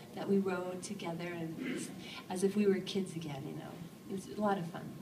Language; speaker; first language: English; native; English